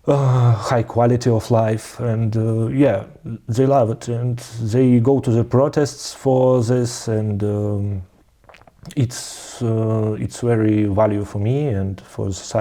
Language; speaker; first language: English; non-native, learner; Russian